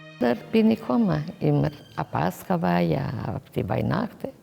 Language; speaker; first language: German; early bilingual, heritage; German